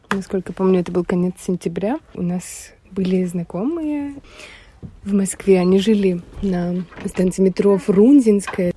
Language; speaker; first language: Russian; native; Russian